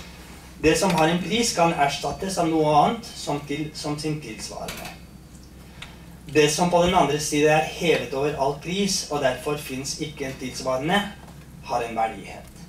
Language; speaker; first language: Norwegian; non-native, fluent; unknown